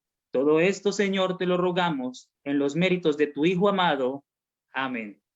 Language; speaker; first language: Spanish; native; Spanish